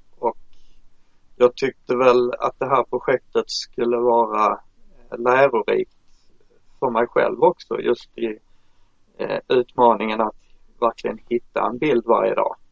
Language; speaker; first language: Swedish; native; Swedish